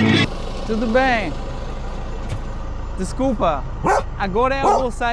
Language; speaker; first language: Portuguese; non-native, learner; English